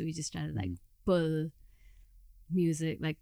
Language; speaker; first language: English; non-native, local second language; Hindi